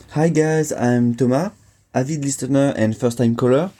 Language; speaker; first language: English; non-native, fluent; French